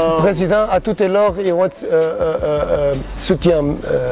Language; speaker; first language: French; non-native, learner; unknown